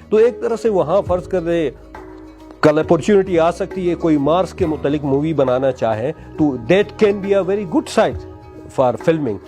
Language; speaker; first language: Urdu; non-native, local second language; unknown